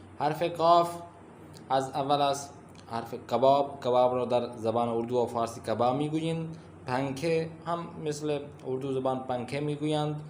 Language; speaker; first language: Persian; non-native, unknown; Urdu